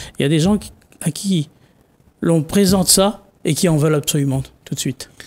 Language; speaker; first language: French; non-native, local second language; Réunion Creole French